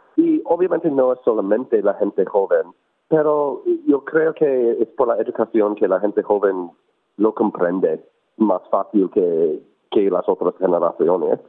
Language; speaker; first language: Spanish; non-native, fluent; English